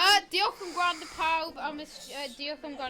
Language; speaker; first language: Welsh; non-native, local second language; English